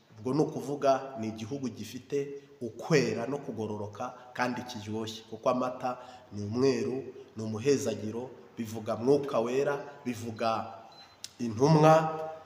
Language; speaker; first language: Kinyarwanda; native; Kinyarwanda